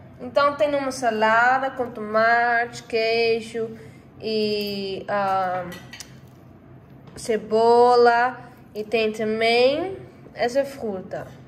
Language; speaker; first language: Portuguese; non-native, learner; Dutch